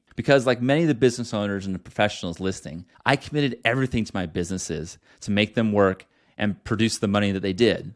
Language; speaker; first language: English; native; English